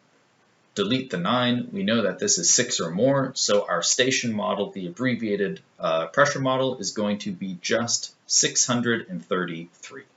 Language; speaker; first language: English; native; English